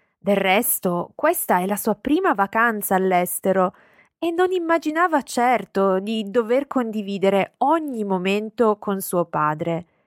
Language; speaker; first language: Italian; native; Italian